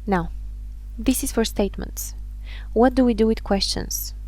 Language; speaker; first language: English; non-native, fluent; Bulgarian